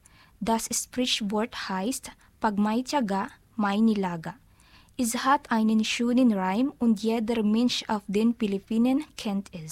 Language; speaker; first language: German; non-native, learner; Filipino